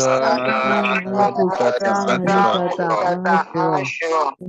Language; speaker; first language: Arabic; non-native, learner; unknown